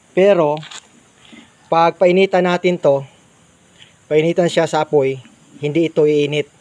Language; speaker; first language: Filipino; non-native, local second language; Cebuano